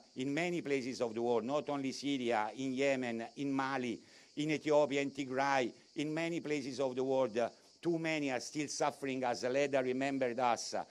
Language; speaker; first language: English; non-native, fluent; Italian